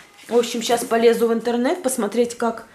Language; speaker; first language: Russian; native; Russian